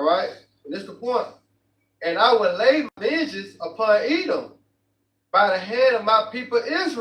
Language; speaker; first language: English; native; English